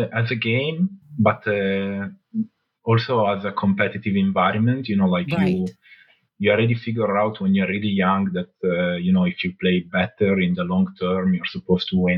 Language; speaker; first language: English; non-native, fluent; Italian